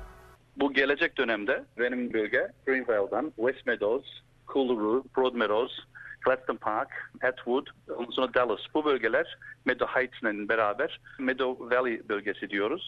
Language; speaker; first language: Turkish; early bilingual, heritage; Turkish